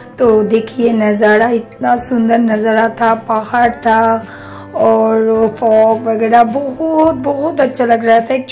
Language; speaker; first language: Hindi; non-native, local second language; Bangla